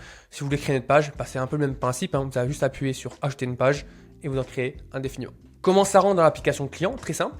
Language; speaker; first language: French; native; French